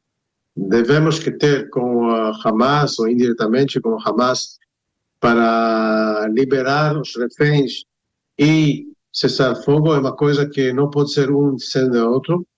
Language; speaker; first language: Portuguese; non-native, fluent; Hebrew